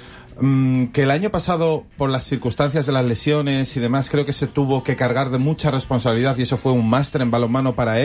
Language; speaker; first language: Spanish; native; Spanish